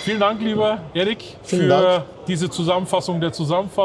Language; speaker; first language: German; native; German